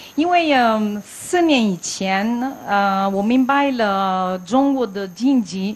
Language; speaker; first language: Chinese; non-native, learner; Greek